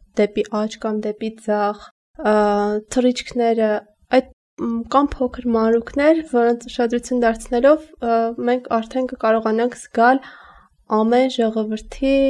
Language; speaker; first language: Armenian; native; Armenian